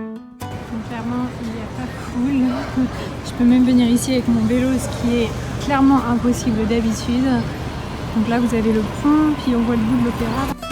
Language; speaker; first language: French; native; French